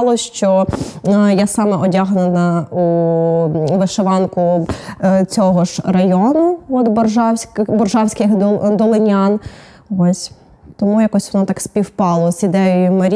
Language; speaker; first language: Ukrainian; native; Ukrainian